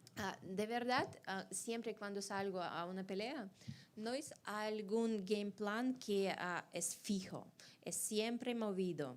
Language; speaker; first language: Spanish; non-native, fluent; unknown